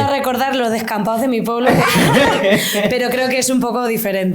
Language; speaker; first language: Spanish; native; Spanish